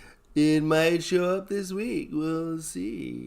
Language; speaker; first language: English; native; English